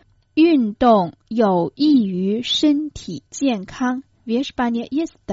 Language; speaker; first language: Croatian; non-native, fluent; Chinese